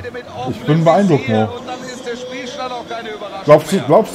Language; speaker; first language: German; native; German